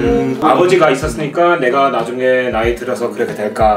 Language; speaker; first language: Korean; non-native, fluent; German